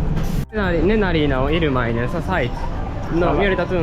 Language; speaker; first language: Finnish; non-native, learner; Japanese